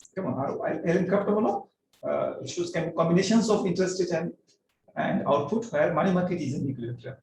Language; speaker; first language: English; non-native, local second language; Bangla